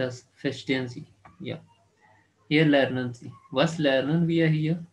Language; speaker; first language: German; non-native, fluent; Urdu